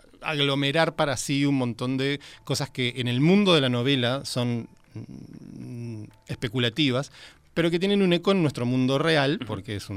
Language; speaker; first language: Spanish; native; Spanish